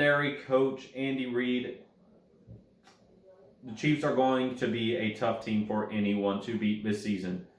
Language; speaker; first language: English; native; English